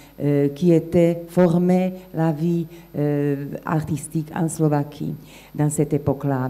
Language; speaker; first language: French; non-native, fluent; Slovak